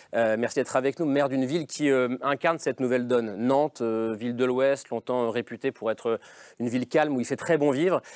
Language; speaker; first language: French; native; French